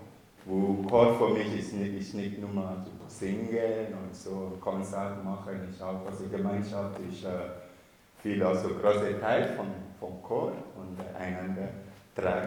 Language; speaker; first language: German; non-native, learner; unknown